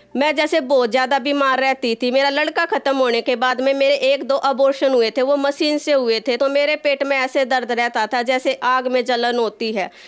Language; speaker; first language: Hindi; native; Hindi